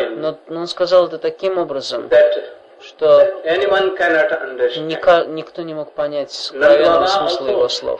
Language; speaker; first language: Russian; non-native, fluent; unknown